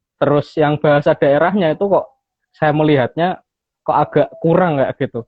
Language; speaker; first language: Indonesian; non-native, local second language; Javanese